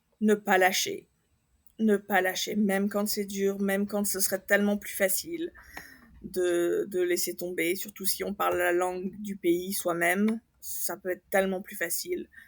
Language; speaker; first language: French; native; French